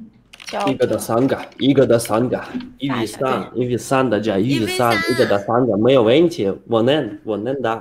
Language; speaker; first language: Chinese; non-native, learner; Russian